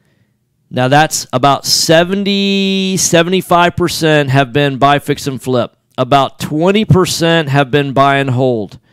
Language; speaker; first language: English; native; English